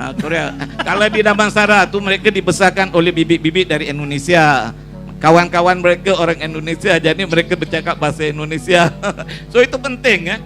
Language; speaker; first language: Malay; native; Malay